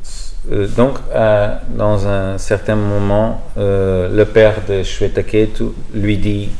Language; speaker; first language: French; non-native, learner; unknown